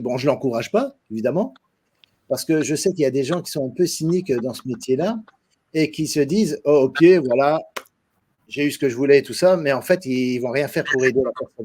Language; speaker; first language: French; native; French